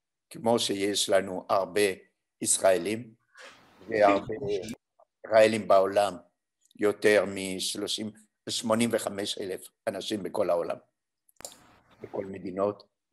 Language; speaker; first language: Hebrew; non-native, fluent; French